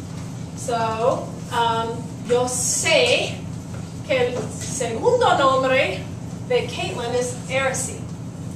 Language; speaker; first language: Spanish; non-native, fluent; English